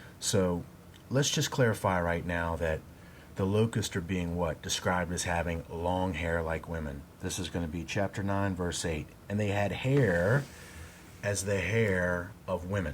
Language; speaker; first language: English; native; English